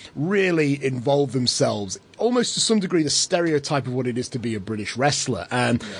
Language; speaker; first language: English; native; English